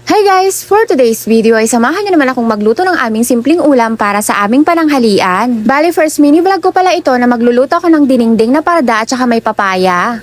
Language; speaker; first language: Filipino; non-native, local second language; Iloko